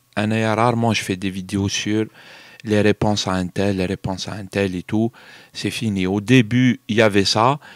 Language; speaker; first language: French; non-native, local second language; Arabic